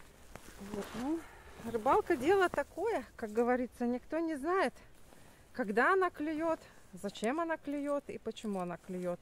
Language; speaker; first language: Russian; native; Russian